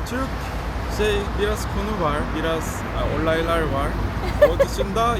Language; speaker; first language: Turkish; non-native, learner; Korean